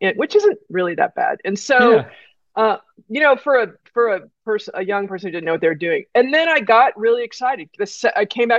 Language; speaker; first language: English; native; English